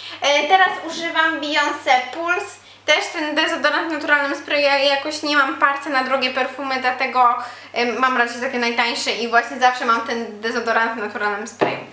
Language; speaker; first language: Polish; native; Polish